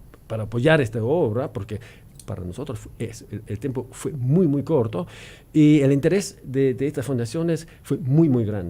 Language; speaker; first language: Spanish; non-native, fluent; German